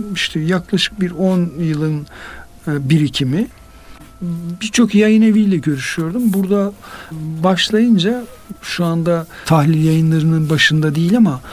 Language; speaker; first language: Turkish; native; Turkish